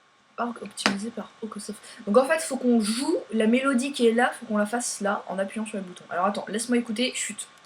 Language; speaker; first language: French; native; French